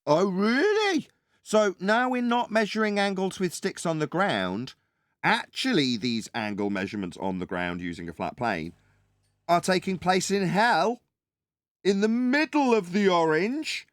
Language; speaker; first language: English; native; English